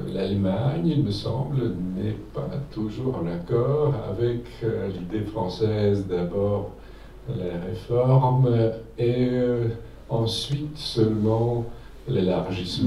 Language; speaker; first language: French; non-native, fluent; Serbian